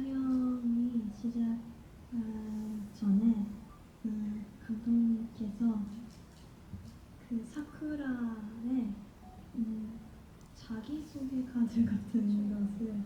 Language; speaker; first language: Korean; non-native, learner; Japanese